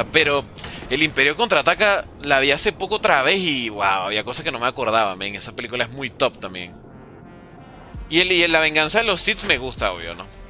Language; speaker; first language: Spanish; native; Spanish